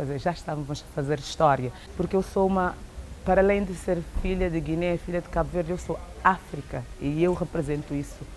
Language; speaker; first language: Portuguese; non-native, local second language; Upper Guinea Crioulo